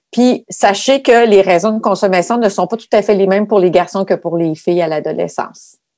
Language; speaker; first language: French; native; French